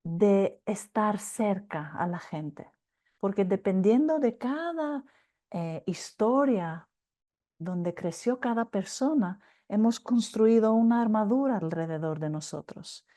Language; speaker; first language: Spanish; non-native, fluent; Greek